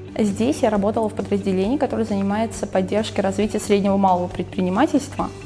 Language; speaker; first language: Russian; early bilingual, other home language; Armenian